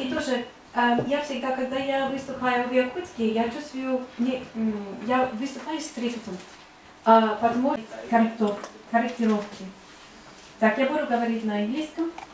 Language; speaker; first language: Russian; non-native, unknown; English